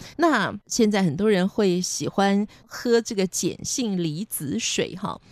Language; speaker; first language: Chinese; native; Chinese